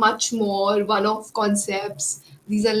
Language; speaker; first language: English; non-native, local second language; Hindi